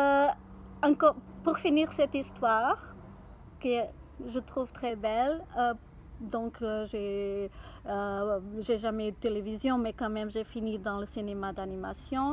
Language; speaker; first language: French; non-native, fluent; Portuguese